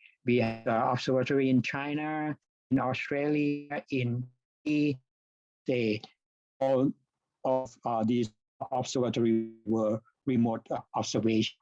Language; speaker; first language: English; non-native, fluent; Thai